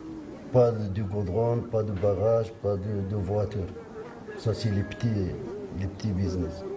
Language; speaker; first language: French; non-native, learner; Arabic